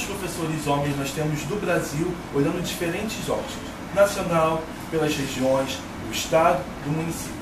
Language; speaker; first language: Portuguese; native; Portuguese